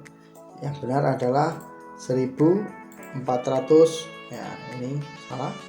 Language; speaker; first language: Indonesian; native; Indonesian